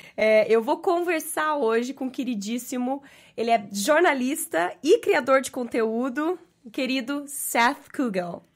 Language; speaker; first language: Portuguese; native; Portuguese